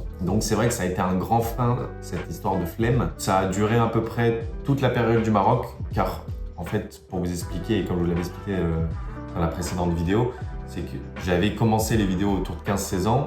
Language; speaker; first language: French; native; French